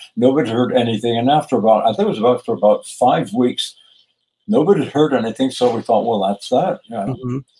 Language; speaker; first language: English; native; English